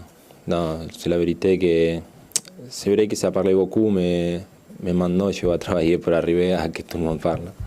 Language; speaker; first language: French; non-native, learner; Spanish